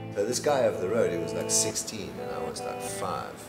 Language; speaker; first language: English; native; English